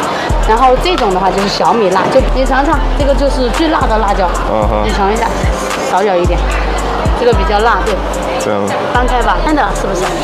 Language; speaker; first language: German; non-native, learner; Chinese